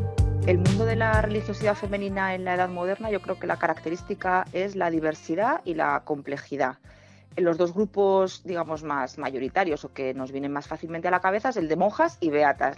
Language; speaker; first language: Spanish; native; Spanish